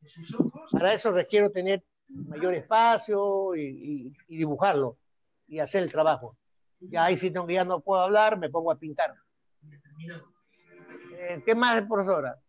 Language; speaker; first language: Spanish; native; Spanish